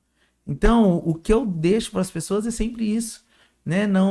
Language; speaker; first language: Portuguese; native; Portuguese